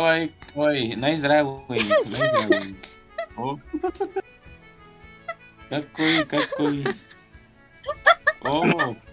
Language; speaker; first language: Japanese; non-native, learner; Spanish